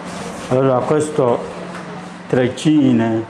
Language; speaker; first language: Italian; non-native, learner; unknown